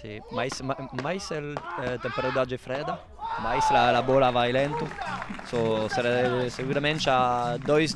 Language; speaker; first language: Portuguese; non-native, learner; Italian